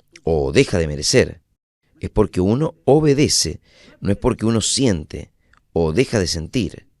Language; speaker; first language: Spanish; non-native, fluent; Portuguese